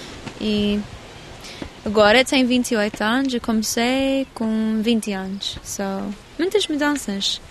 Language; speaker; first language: Portuguese; early bilingual, heritage; English